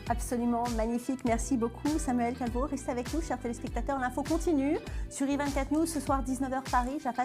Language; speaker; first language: French; native; French